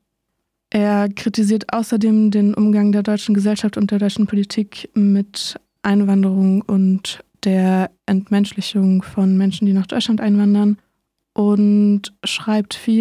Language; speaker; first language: German; native; German